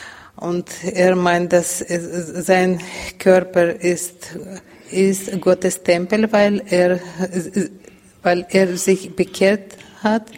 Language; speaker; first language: German; non-native, learner; Russian